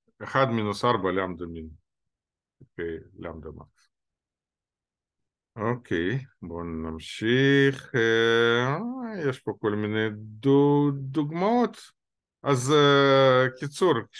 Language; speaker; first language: Hebrew; non-native, fluent; Russian